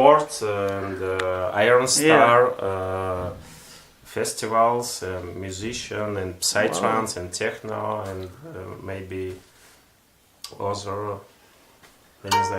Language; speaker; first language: English; non-native, learner; Russian